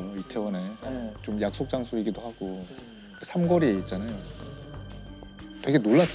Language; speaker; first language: Korean; native; Korean